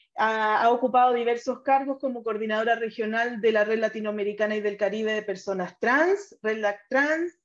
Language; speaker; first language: Spanish; native; Spanish